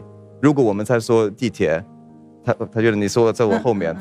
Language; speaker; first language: Chinese; non-native, fluent; Swedish